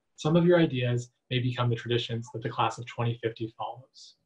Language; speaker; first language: English; native; English